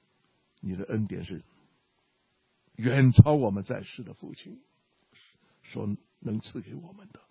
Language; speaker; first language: Chinese; native; Chinese